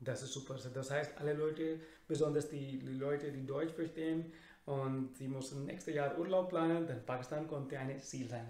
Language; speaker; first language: German; non-native, learner; Urdu